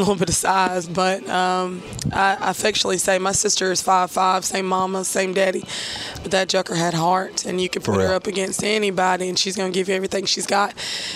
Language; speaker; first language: English; native; English